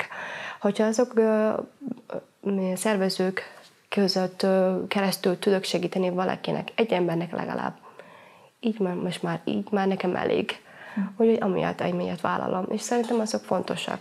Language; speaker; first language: Hungarian; non-native, fluent; Somali